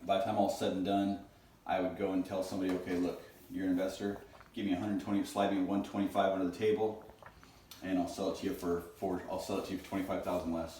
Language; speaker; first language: English; native; English